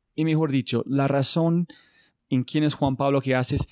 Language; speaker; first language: Spanish; non-native, learner; English